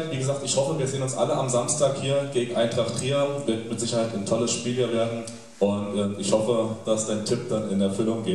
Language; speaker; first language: German; native; German